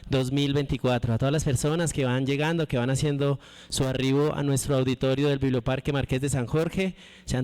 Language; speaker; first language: Spanish; native; Spanish